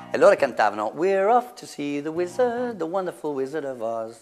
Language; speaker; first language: English; native; English